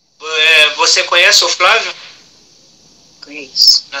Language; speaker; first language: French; non-native, learner; Portuguese